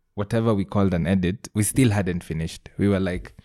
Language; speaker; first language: English; non-native, local second language; Gusii